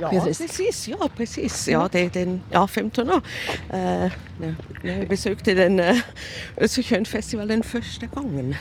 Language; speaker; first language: Swedish; non-native, learner; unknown